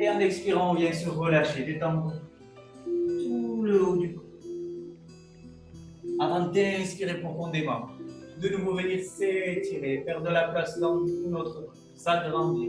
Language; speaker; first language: French; native; French